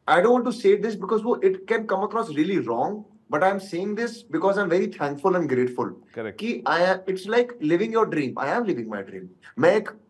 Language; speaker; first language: Hindi; native; Hindi